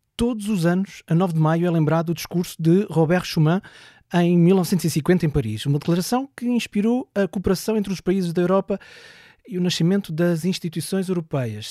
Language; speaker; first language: Portuguese; native; Portuguese